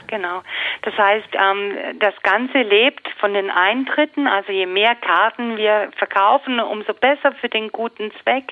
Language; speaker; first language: German; native; German